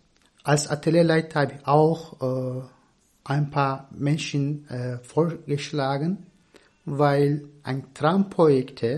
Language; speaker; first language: German; non-native, fluent; Turkish